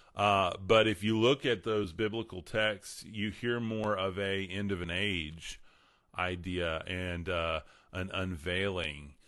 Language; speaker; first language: English; native; English